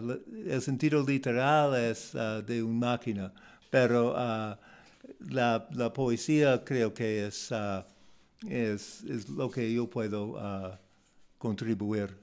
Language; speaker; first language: Spanish; non-native, learner; English